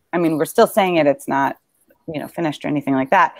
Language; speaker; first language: English; native; English